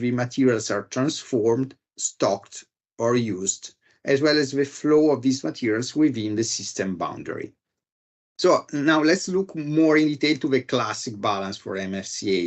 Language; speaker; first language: English; non-native, fluent; Italian